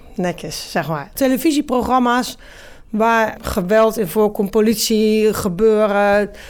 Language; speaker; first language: Dutch; native; Dutch